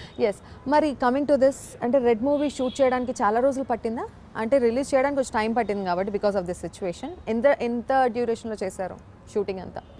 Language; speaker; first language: Telugu; native; Telugu